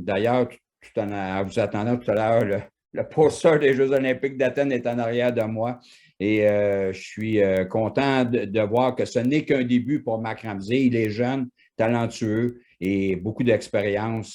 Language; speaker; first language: French; native; French